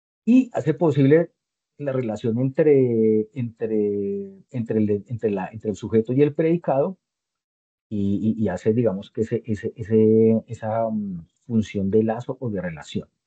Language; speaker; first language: Spanish; native; Spanish